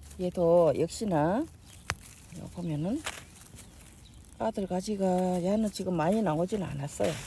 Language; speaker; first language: Korean; native; Korean